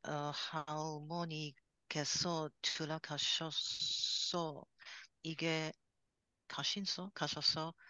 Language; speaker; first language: Korean; non-native, learner; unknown